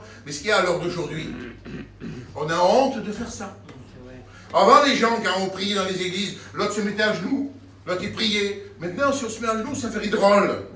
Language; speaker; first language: French; native; French